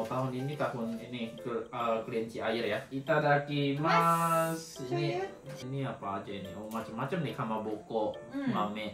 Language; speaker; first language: Indonesian; native; Indonesian